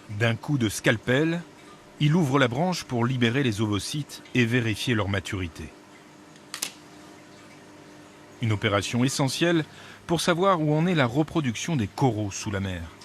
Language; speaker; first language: French; native; French